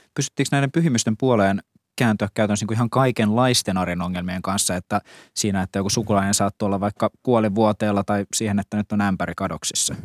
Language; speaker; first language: Finnish; native; Finnish